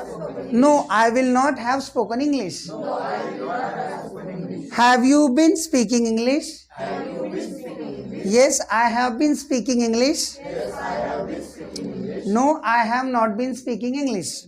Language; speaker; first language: English; non-native, local second language; Marathi